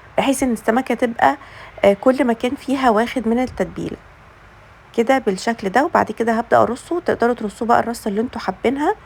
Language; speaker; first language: Arabic; native; Arabic